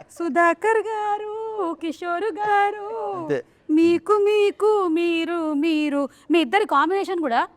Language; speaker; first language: Telugu; native; Telugu